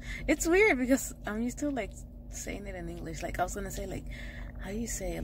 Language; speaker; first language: English; early bilingual, other home language; Spanish